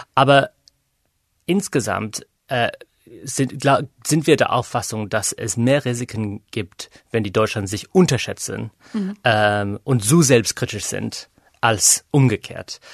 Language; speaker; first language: German; non-native, fluent; English